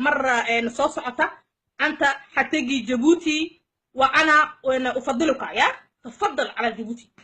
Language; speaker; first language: Arabic; non-native, learner; Somali